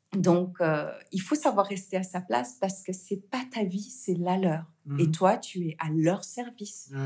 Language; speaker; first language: French; native; French